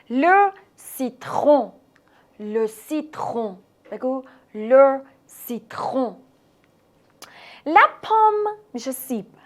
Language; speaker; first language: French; non-native, fluent; Persian